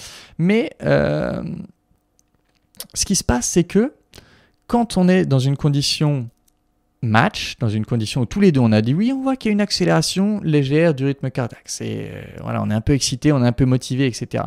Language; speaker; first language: French; native; French